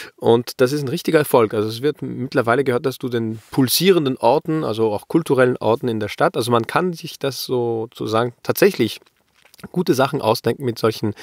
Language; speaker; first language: German; early bilingual, heritage; German